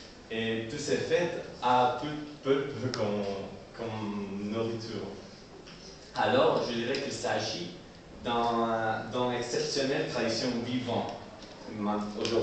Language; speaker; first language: French; non-native, learner; Spanish